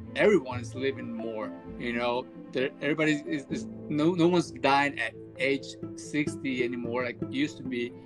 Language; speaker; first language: English; early bilingual, other home language; Spanish